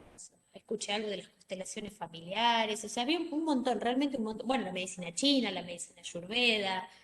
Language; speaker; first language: Spanish; native; Spanish